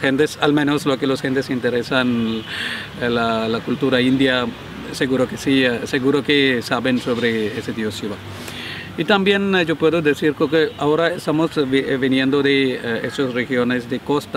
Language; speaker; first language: Spanish; non-native, learner; Malayalam